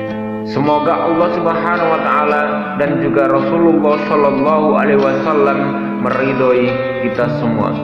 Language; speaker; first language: Indonesian; native; Indonesian